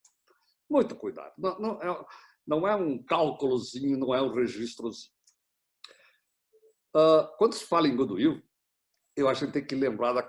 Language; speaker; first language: Portuguese; native; Portuguese